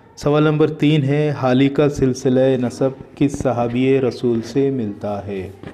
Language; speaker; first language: Hindi; native; Hindi